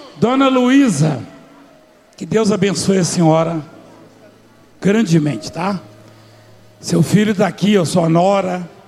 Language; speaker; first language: Portuguese; native; Portuguese